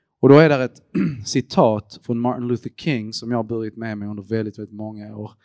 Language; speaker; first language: Swedish; early bilingual, other home language; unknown